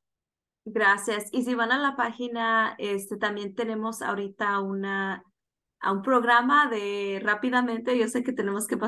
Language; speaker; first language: Spanish; early bilingual, heritage; Spanish